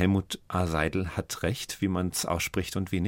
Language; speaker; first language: German; native; German